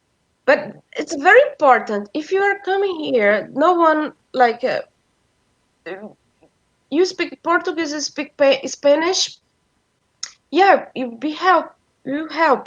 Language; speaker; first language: English; non-native, fluent; Portuguese